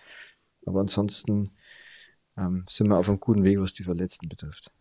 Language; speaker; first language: German; native; German